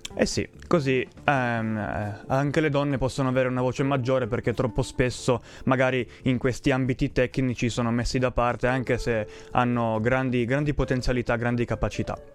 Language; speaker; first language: Italian; native; Italian